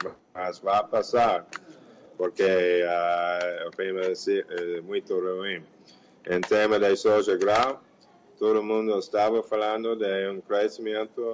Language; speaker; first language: Portuguese; non-native, fluent; English